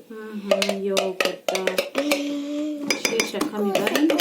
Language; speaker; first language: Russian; non-native, local second language; Tajik